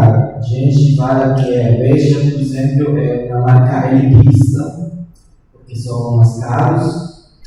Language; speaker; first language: Portuguese; non-native, learner; Spanish